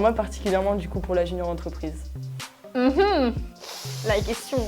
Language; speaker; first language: French; native; French